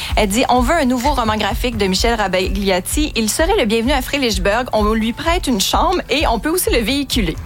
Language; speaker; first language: French; native; French